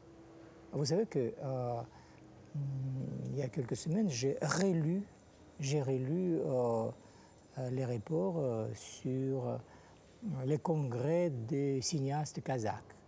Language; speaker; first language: French; non-native, fluent; Russian